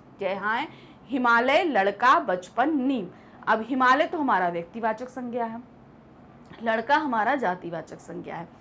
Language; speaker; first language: Hindi; native; Hindi